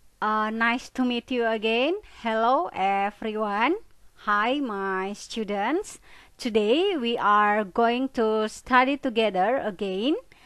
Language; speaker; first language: English; non-native, fluent; Indonesian